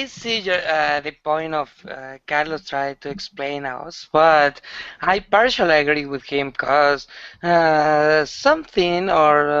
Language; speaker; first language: English; non-native, learner; Spanish